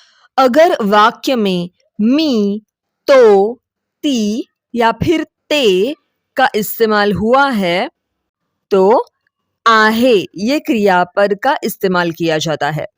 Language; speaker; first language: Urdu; non-native, local second language; Marathi